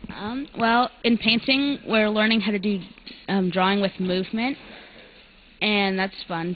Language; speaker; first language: English; native; English